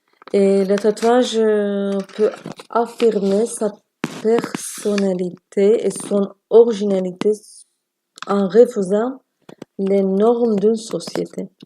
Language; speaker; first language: French; non-native, learner; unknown